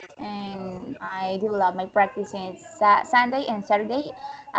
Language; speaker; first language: English; non-native, learner; Spanish